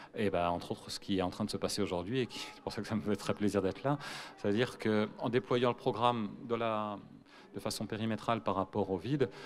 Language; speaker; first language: French; native; French